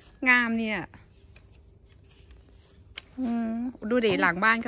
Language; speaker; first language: Thai; native; Thai